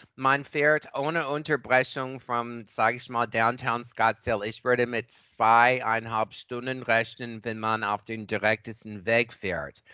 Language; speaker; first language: German; non-native, fluent; English